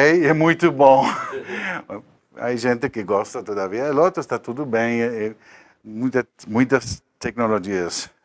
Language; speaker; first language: Portuguese; non-native, learner; Spanish